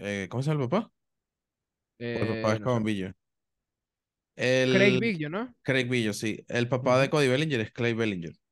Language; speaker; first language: Spanish; native; Spanish